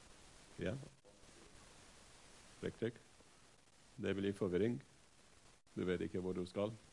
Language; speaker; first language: Norwegian; non-native, fluent; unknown